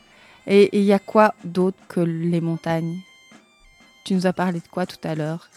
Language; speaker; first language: French; native; French